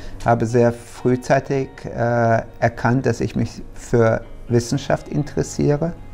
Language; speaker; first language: German; early bilingual, other home language; Turkish